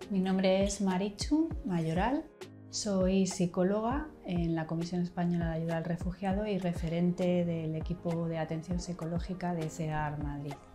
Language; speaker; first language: Spanish; native; Spanish